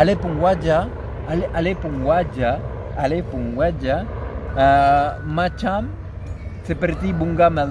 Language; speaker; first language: Indonesian; non-native, fluent; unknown